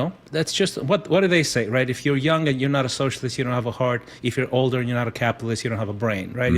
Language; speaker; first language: English; non-native, fluent; Spanish